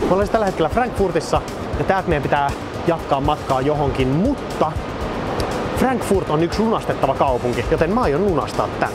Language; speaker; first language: Finnish; native; Finnish